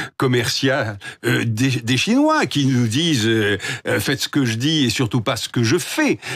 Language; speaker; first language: French; native; French